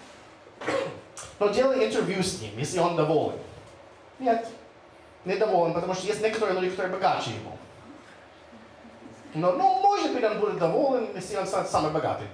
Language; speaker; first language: Russian; non-native, fluent; English